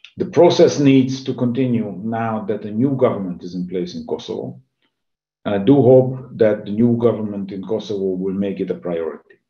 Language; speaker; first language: English; non-native, fluent; Hungarian